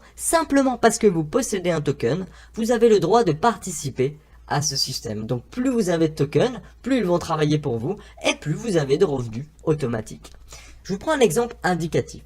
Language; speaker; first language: French; native; French